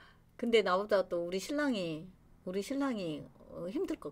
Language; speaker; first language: Korean; native; Korean